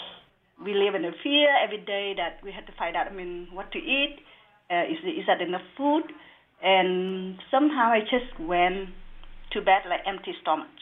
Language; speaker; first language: English; non-native, learner; Vietnamese